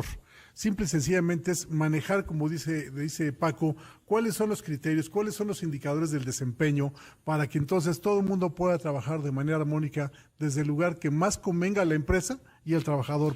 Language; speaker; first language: Spanish; native; Spanish